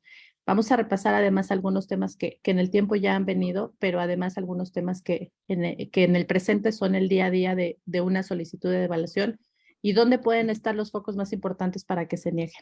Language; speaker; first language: Spanish; native; Spanish